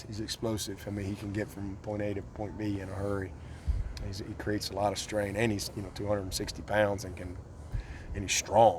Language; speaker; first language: English; native; English